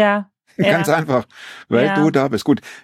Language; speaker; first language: German; native; German